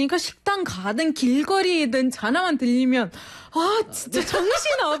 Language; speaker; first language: Korean; non-native, fluent; Arabic